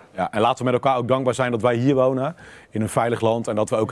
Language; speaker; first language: Dutch; native; Dutch